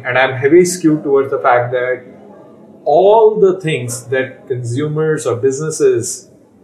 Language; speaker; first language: English; non-native, local second language; Hindi